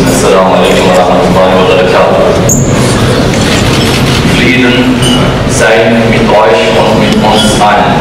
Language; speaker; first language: German; non-native, fluent; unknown